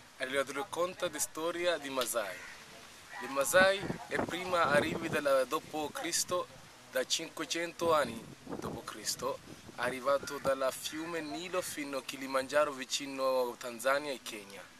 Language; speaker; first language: Italian; non-native, learner; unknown